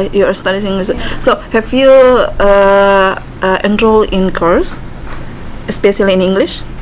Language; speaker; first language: English; non-native, learner; Indonesian